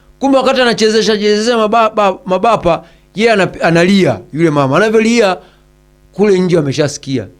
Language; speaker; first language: Swahili; native; Swahili